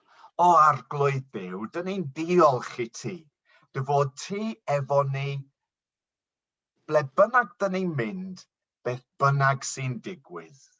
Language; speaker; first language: Welsh; non-native, local second language; English